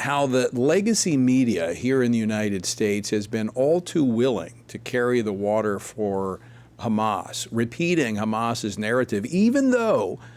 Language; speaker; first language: English; native; English